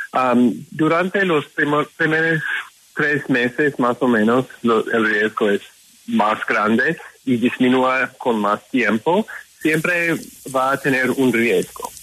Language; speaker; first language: Spanish; non-native, fluent; English